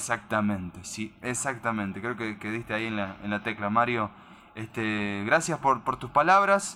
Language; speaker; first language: Spanish; native; Spanish